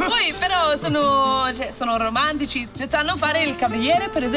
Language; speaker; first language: Italian; non-native, fluent; English